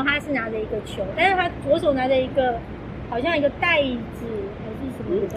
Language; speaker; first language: Chinese; native; Chinese